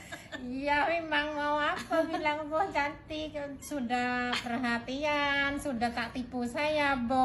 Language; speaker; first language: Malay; non-native, learner; Indonesian